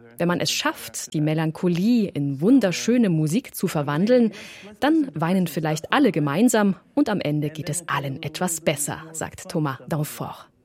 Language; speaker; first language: German; native; German